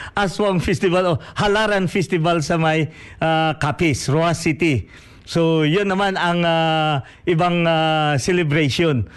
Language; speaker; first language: Filipino; non-native, local second language; Hiligaynon